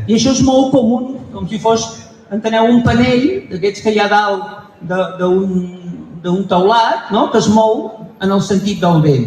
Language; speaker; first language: Catalan; native; Catalan